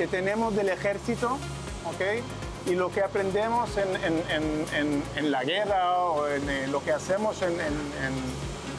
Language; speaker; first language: Spanish; non-native, learner; Hebrew